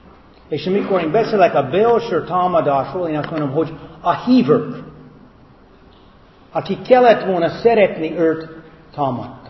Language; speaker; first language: Hungarian; non-native, fluent; English